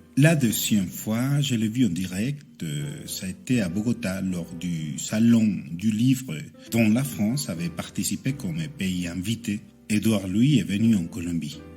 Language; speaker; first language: French; non-native, fluent; Spanish